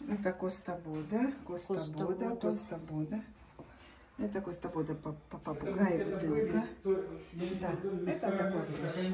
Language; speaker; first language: Russian; native; Russian